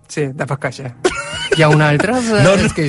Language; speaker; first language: Catalan; non-native, learner; Korean